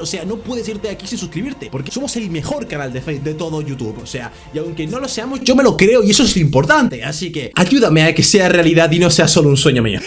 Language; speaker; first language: Spanish; native; Spanish